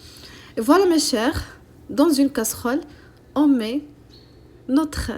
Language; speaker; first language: French; non-native, local second language; Arabic